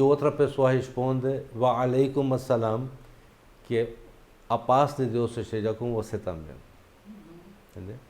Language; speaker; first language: Portuguese; non-native, fluent; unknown